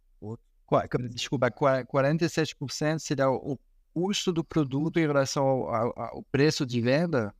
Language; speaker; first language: Portuguese; non-native, fluent; Spanish